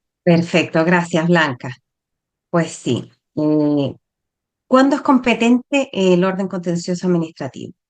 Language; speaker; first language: Spanish; native; Spanish